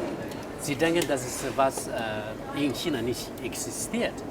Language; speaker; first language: German; non-native, fluent; Chinese